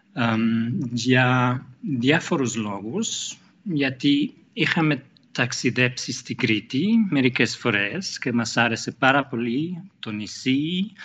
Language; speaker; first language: Greek; non-native, fluent; German